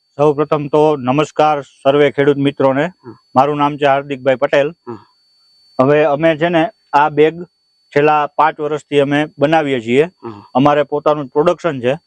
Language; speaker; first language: Gujarati; native; Gujarati